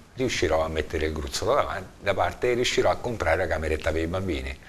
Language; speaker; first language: Italian; native; Italian